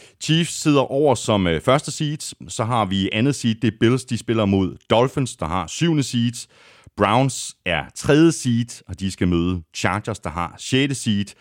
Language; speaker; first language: Danish; native; Danish